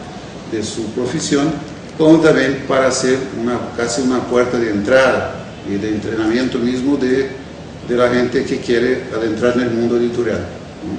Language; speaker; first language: Spanish; non-native, fluent; Portuguese